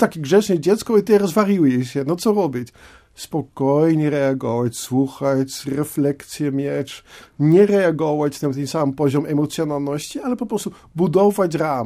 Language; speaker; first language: Polish; non-native, fluent; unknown